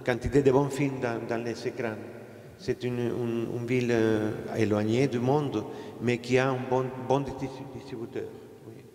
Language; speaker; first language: French; non-native, fluent; Spanish